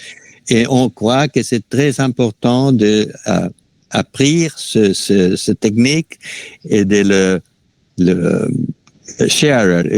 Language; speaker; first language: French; non-native, fluent; Spanish